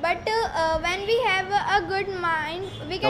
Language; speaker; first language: English; non-native, learner; Hindi